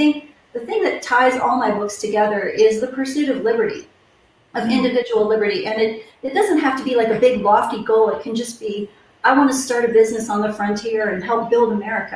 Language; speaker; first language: English; native; English